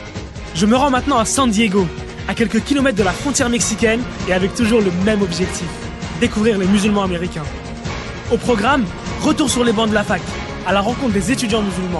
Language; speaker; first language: French; native; French